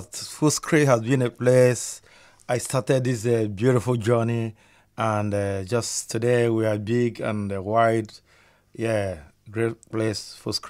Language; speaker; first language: English; non-native, local second language; Igbo